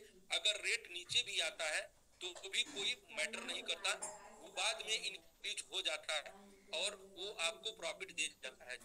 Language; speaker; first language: Hindi; native; Hindi